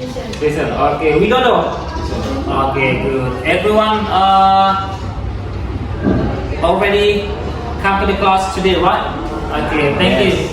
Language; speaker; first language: English; non-native, fluent; Indonesian